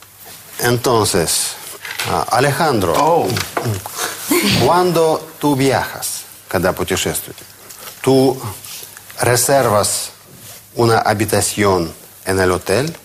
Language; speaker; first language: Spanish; non-native, fluent; Russian